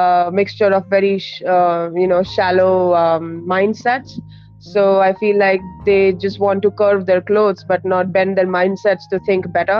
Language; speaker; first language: English; non-native, local second language; Hindi